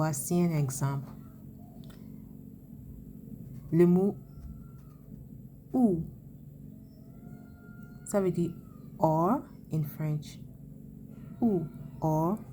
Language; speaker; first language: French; non-native, fluent; English